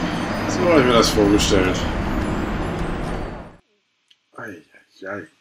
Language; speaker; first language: German; native; German